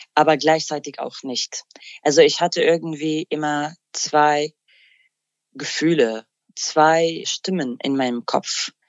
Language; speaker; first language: German; non-native, fluent; Arabic